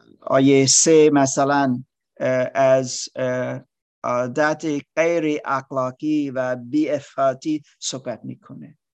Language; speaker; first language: Persian; non-native, learner; English